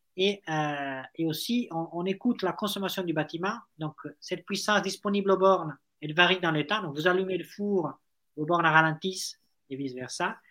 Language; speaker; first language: French; non-native, fluent; Italian